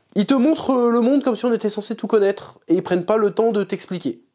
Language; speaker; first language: French; native; French